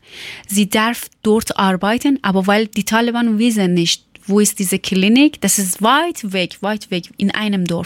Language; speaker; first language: German; non-native, learner; Persian